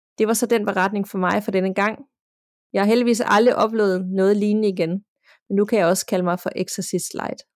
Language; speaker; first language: Danish; native; Danish